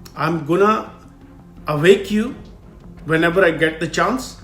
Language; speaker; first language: English; non-native, local second language; Punjabi